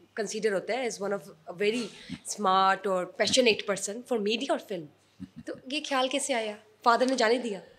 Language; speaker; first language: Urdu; native; Urdu